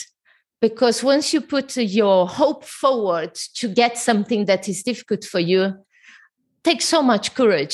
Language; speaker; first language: English; non-native, fluent; Portuguese